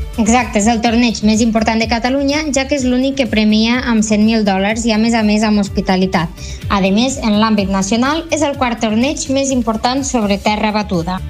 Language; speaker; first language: Catalan; native; Catalan